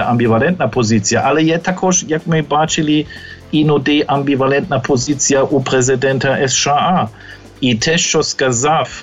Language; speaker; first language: Ukrainian; non-native, fluent; German